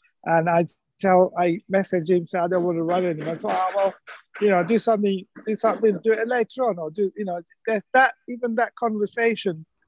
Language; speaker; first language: English; non-native, local second language; Sinhala